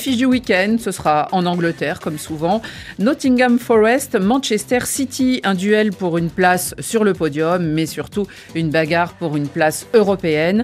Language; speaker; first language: French; native; French